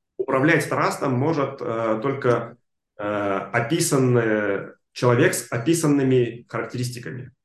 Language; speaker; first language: Russian; non-native, local second language; Armenian